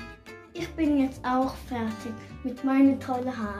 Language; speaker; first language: German; early bilingual, other home language; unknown